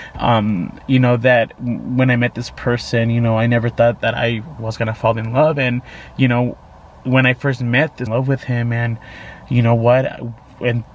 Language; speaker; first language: English; native; English